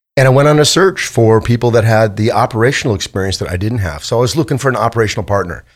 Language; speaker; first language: English; native; English